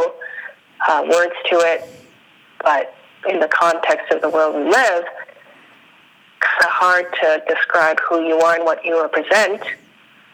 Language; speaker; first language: English; non-native, fluent; Spanish